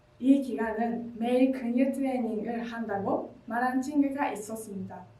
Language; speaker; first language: Korean; non-native, learner; Japanese